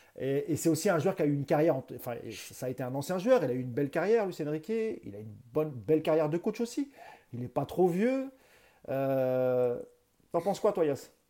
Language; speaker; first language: French; native; French